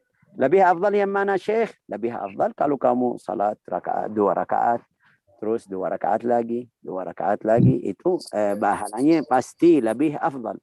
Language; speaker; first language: Indonesian; non-native, fluent; Arabic